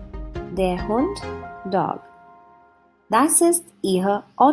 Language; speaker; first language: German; non-native, fluent; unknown